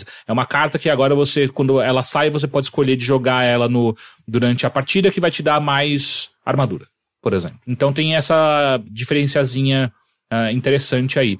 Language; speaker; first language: Portuguese; native; Portuguese